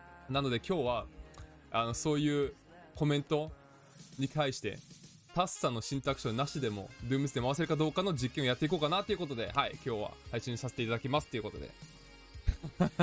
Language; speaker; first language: Japanese; native; Japanese